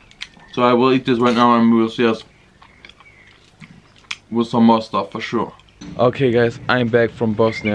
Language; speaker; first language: English; non-native, learner; Bosnian